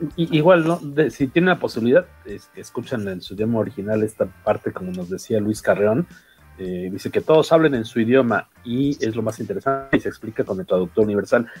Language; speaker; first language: Spanish; native; Spanish